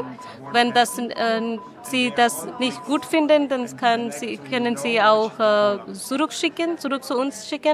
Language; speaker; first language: German; non-native, learner; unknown